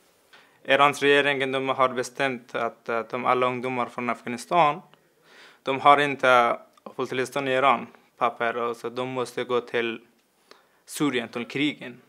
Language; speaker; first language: Swedish; non-native, learner; Persian